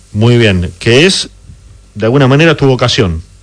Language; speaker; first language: Spanish; native; Spanish